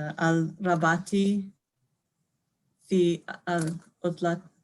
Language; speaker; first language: Arabic; non-native, learner; English